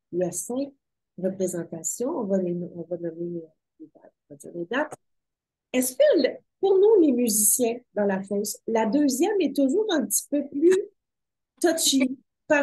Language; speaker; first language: French; native; French